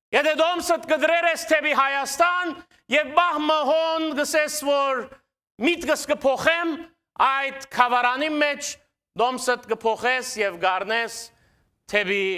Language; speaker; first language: Armenian; native; Armenian